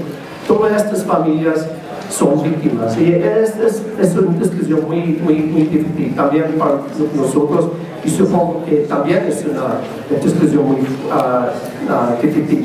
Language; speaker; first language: Spanish; non-native, learner; English